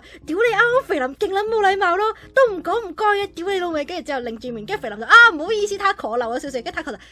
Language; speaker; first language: Cantonese; native; Cantonese